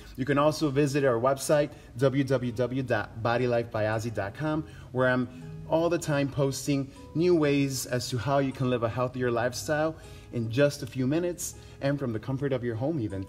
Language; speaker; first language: English; native; English